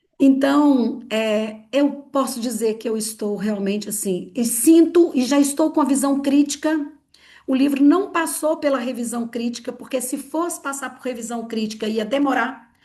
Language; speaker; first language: Portuguese; early bilingual, other home language; Italian